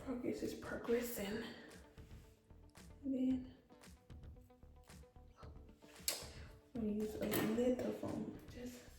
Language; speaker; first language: English; native; English